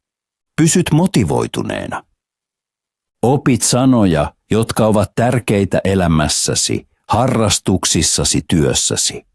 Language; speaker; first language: Finnish; non-native, fluent; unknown